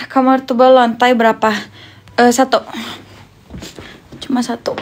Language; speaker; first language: Indonesian; non-native, learner; Turkish